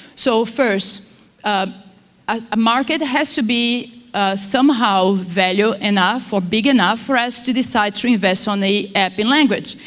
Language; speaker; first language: English; non-native, fluent; Portuguese